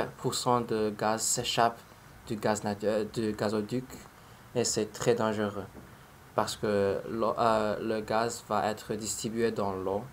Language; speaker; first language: French; non-native, learner; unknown